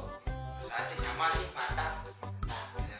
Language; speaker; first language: Indonesian; non-native, local second language; Achinese